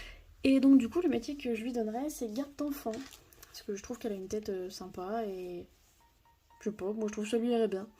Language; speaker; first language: French; native; French